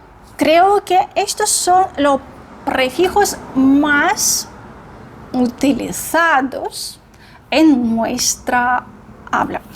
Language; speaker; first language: Spanish; non-native, fluent; Russian